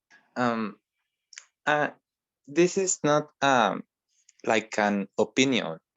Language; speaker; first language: English; non-native, learner; Spanish